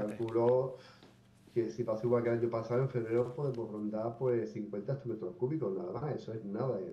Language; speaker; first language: Spanish; native; Spanish